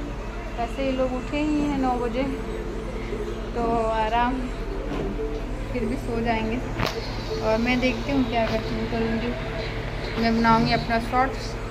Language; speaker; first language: Hindi; native; Hindi